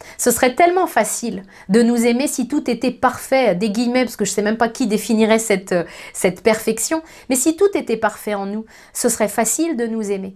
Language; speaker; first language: French; native; French